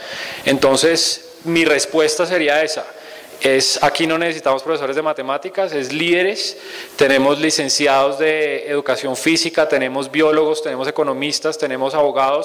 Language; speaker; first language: Spanish; native; Spanish